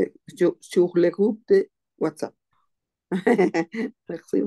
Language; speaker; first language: French; non-native, learner; Spanish